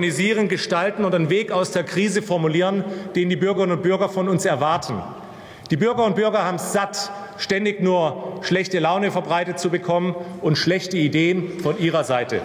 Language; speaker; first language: German; native; German